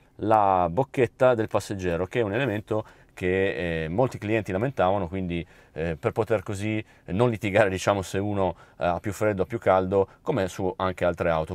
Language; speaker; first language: Italian; native; Italian